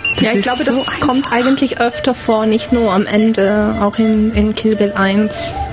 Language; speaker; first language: German; non-native, fluent; Romanian